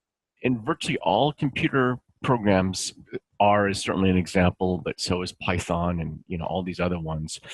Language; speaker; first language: English; native; English